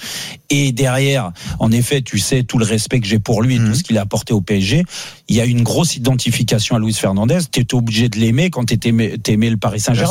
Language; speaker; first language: French; native; French